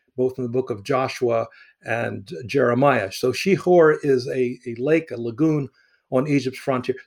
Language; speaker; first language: English; early bilingual, other home language; Arabic